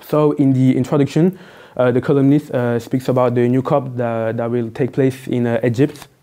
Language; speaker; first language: English; non-native, fluent; French